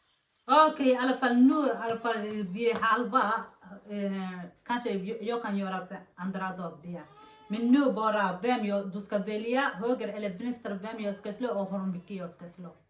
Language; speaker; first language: Swedish; non-native, local second language; Somali